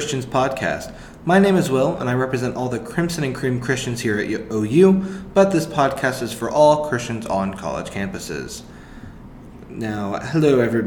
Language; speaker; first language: English; native; English